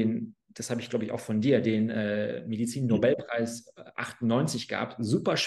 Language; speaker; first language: German; native; German